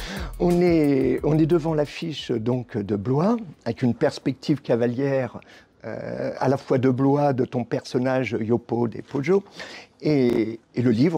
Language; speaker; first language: French; native; French